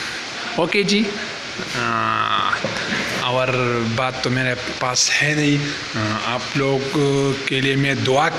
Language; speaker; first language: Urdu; non-native, local second language; Pashto